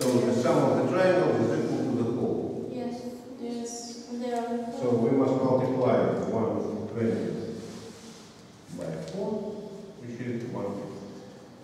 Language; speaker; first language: English; non-native, fluent; Russian